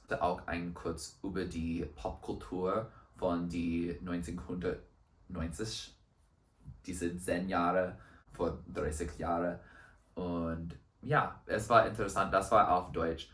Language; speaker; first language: German; non-native, learner; English